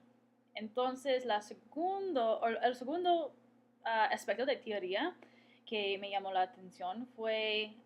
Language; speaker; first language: Spanish; non-native, fluent; English